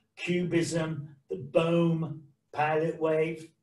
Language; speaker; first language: English; native; English